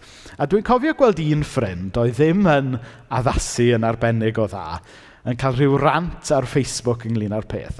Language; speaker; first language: Welsh; native; Welsh